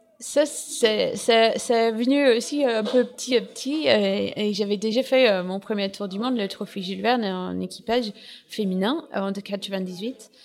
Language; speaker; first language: French; non-native, fluent; English